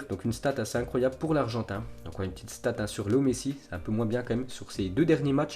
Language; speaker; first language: French; native; French